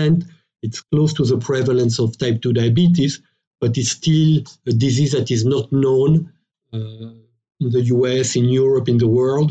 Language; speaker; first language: English; non-native, fluent; French